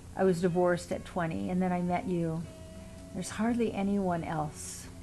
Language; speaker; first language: English; native; English